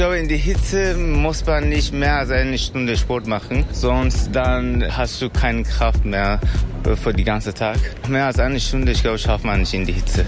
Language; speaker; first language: German; non-native, learner; Persian